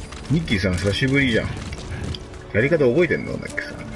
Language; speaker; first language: Japanese; native; Japanese